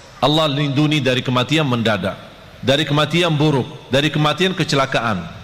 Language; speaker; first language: Malay; non-native, fluent; Arabic